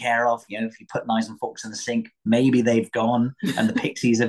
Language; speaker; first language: English; native; English